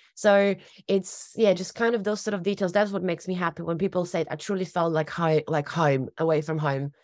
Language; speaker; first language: English; non-native, fluent; Slovak